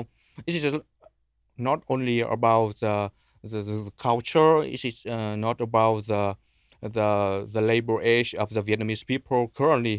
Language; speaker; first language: English; non-native, learner; Vietnamese